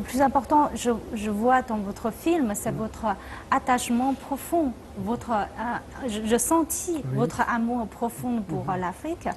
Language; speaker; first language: French; non-native, fluent; Chinese